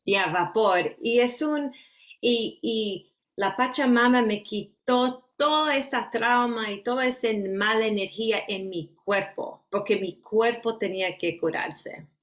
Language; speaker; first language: Spanish; early bilingual, heritage; Spanish